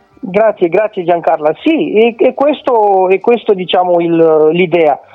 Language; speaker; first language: Italian; non-native, fluent; Romanian